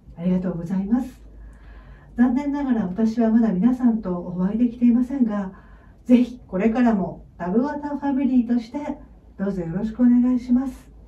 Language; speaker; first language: Japanese; native; Japanese